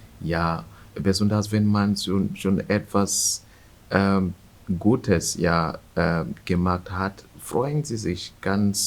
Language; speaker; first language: German; non-native, fluent; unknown